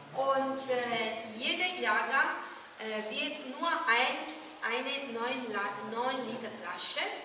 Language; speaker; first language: German; non-native, learner; Italian